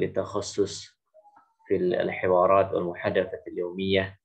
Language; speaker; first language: Arabic; non-native, fluent; Indonesian